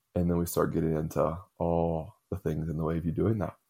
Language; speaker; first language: English; native; English